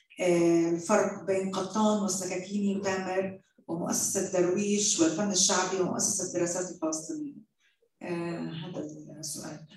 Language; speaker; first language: Arabic; native; Arabic